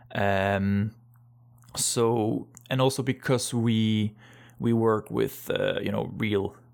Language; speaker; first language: English; non-native, fluent; Dutch